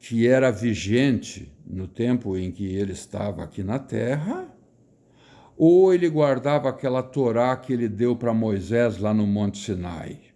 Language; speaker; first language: Portuguese; native; Portuguese